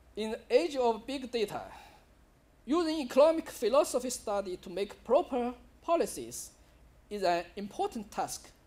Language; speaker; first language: English; non-native, learner; Chinese